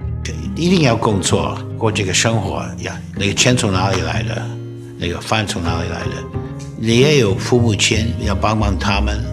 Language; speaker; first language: Chinese; non-native, fluent; English